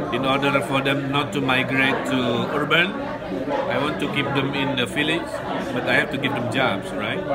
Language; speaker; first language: English; non-native, fluent; Sundanese